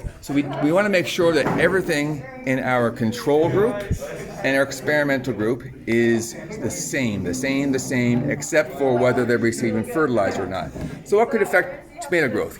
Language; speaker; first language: English; native; English